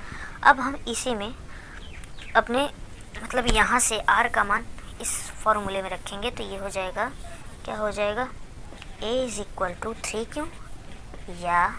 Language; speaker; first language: Hindi; native; Hindi